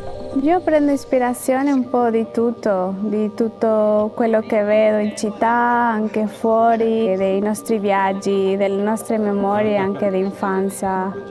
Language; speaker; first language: Italian; non-native, fluent; Spanish